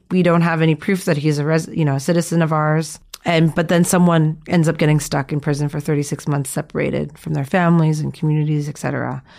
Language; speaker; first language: English; early bilingual, other home language; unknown